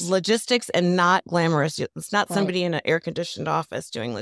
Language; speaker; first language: English; native; English